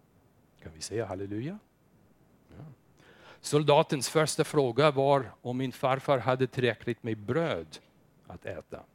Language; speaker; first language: Swedish; non-native, fluent; English